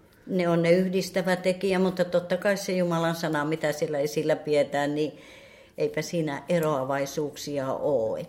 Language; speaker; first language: Finnish; native; Finnish